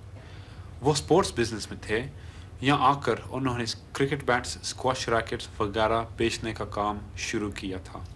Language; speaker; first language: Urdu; early bilingual, heritage; Urdu